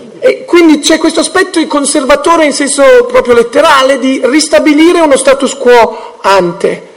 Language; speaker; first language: Italian; early bilingual, heritage; English